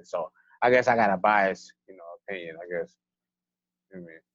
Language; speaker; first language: English; native; English